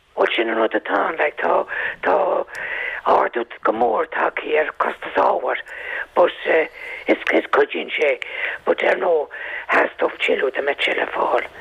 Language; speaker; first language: Irish; native; Irish